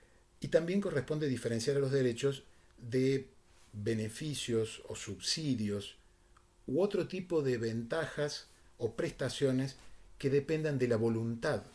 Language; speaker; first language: Spanish; native; Spanish